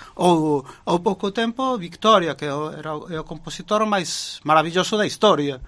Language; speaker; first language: Galician; native; Galician